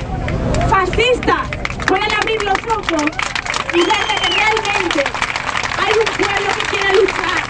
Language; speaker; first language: Spanish; native; Spanish